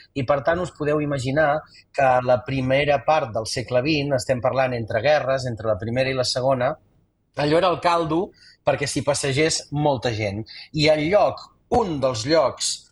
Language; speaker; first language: Catalan; native; Catalan